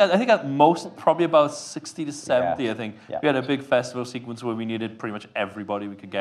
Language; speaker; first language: English; native; English